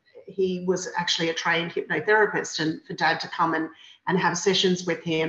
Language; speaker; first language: English; native; English